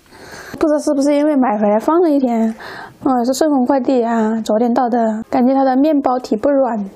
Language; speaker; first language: Chinese; native; Chinese